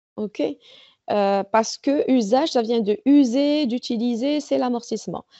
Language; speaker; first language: French; non-native, local second language; Arabic